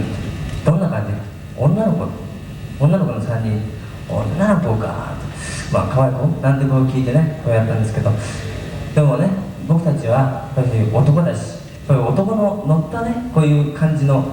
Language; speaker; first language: Japanese; native; Japanese